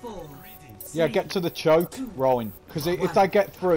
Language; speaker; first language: English; native; English